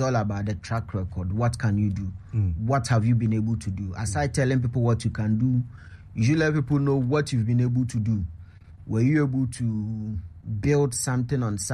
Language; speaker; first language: English; non-native, local second language; Akan